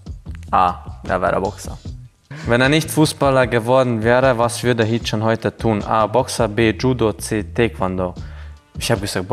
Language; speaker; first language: German; non-native, fluent; Hungarian